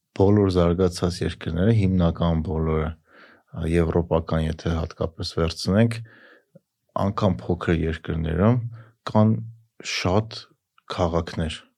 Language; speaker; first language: Armenian; native; Armenian